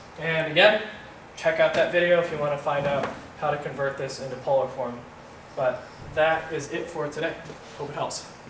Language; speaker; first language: English; native; English